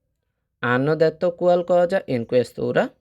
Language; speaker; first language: Italian; non-native, fluent; Bangla